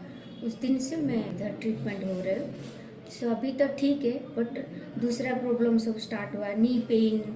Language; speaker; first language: Hindi; non-native, local second language; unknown